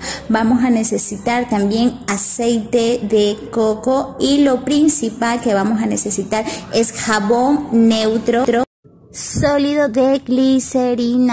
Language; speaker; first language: Spanish; native; Spanish